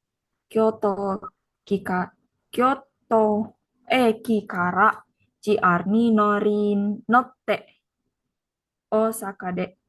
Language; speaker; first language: Japanese; non-native, learner; Indonesian